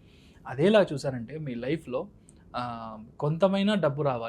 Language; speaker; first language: Telugu; non-native, fluent; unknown